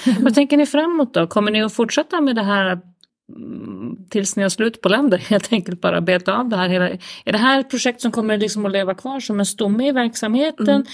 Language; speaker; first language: Swedish; native; Swedish